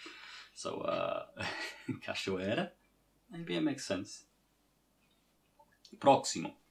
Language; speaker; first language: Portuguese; non-native, learner; English